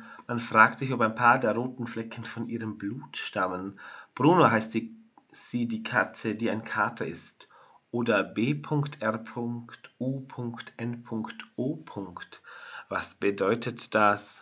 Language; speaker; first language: German; native; German